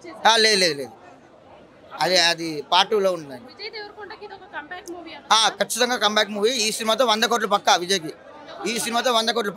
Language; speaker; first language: Telugu; native; Telugu